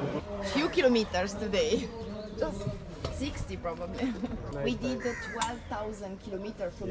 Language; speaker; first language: English; non-native, learner; Italian